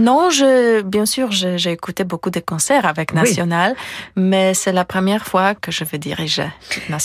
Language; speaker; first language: French; non-native, fluent; Polish